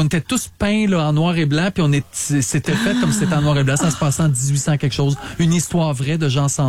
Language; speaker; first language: French; native; French